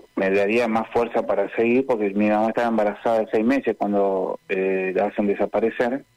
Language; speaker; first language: Spanish; native; Spanish